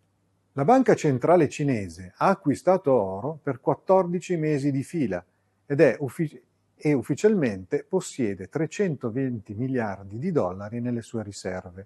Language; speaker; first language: Italian; native; Italian